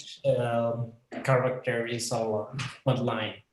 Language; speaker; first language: English; non-native, learner; Spanish